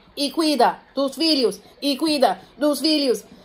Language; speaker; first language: Portuguese; non-native, fluent; English